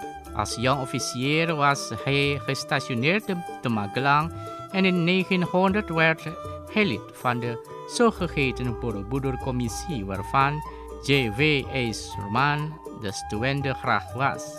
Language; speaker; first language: Dutch; non-native, fluent; Indonesian